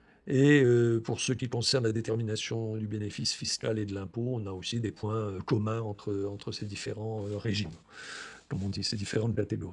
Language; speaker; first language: French; native; French